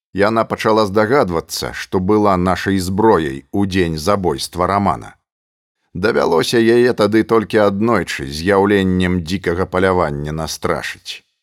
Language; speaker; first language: Belarusian; native; Belarusian